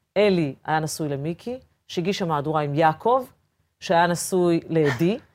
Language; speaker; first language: Hebrew; early bilingual, other home language; Portuguese